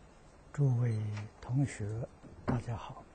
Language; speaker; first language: Chinese; native; Chinese